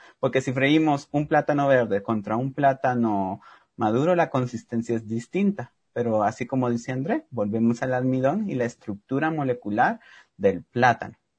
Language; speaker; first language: Spanish; native; Spanish